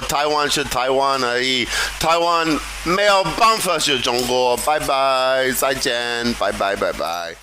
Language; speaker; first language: Chinese; non-native, learner; English